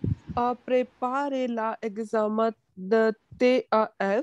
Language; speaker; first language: French; non-native, learner; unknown